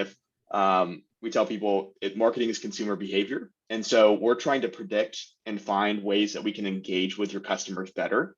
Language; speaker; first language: English; native; English